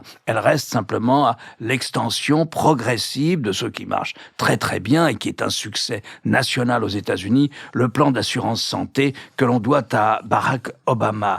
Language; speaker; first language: French; native; French